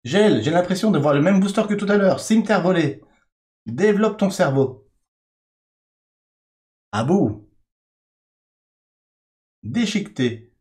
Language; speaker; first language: French; native; French